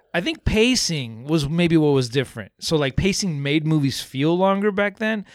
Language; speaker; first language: English; early bilingual, other home language; Spanish